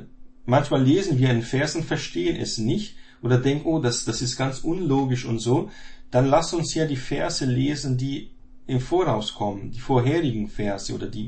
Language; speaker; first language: German; non-native, fluent; Portuguese